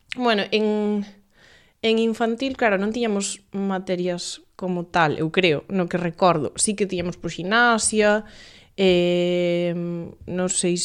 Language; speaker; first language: Galician; native; Galician